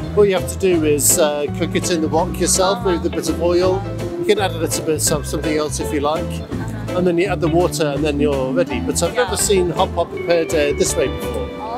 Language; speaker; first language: English; native; English